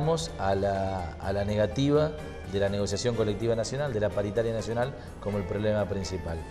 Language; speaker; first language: Spanish; native; Spanish